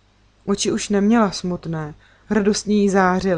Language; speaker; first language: Czech; native; Czech